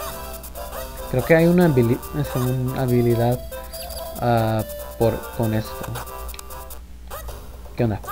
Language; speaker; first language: Spanish; early bilingual, heritage; Spanish